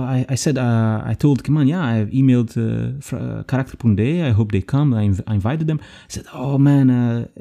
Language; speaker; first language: English; non-native, fluent; Dutch